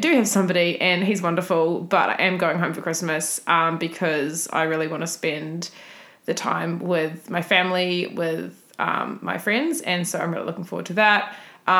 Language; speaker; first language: English; native; English